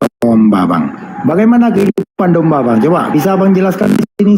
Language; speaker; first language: Indonesian; native; Indonesian